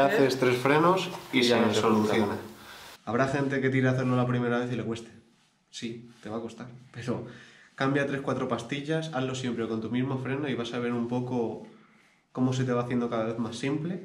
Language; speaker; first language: Spanish; native; Spanish